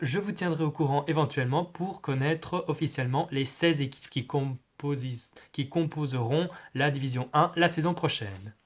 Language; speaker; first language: French; native; French